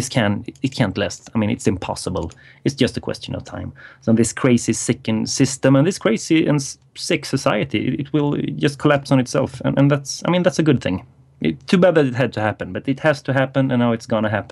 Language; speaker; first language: English; non-native, fluent; Swedish